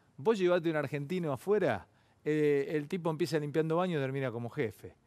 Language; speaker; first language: Spanish; native; Spanish